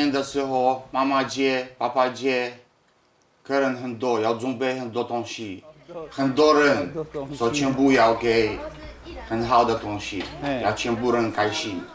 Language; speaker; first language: Chinese; non-native, learner; Russian